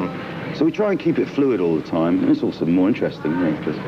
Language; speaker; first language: English; native; English